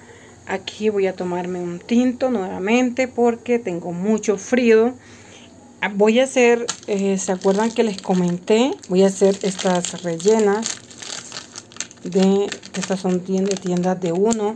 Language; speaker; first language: Spanish; native; Spanish